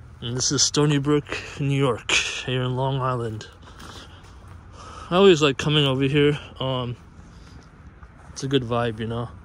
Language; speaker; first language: English; native; English